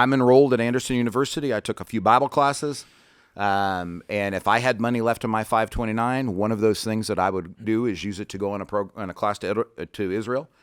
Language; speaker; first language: English; native; English